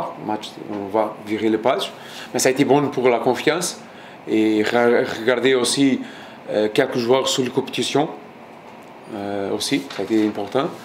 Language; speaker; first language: French; non-native, fluent; Portuguese